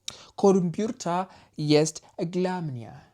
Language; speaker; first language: Polish; non-native, learner; English